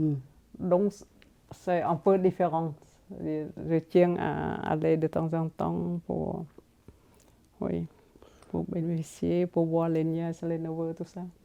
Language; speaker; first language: French; non-native, local second language; Khmer